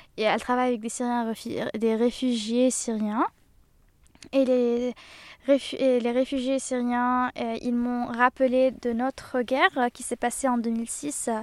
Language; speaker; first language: French; non-native, local second language; Arabic